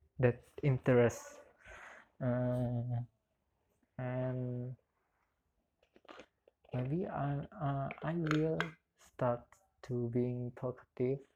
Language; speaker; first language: English; non-native, learner; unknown